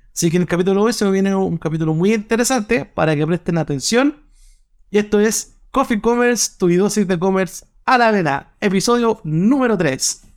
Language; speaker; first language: Spanish; native; Spanish